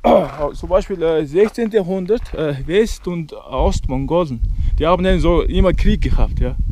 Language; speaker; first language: German; non-native, learner; Mongolian